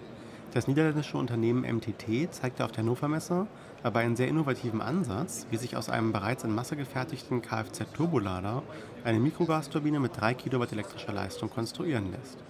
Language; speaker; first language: German; native; German